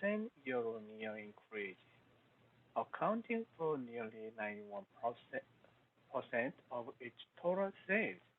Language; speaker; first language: English; non-native, learner; Korean